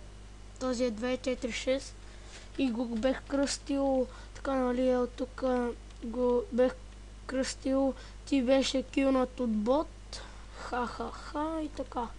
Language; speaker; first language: Bulgarian; native; Bulgarian